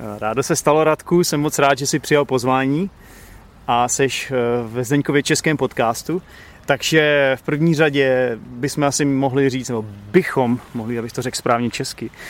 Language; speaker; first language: Czech; native; Czech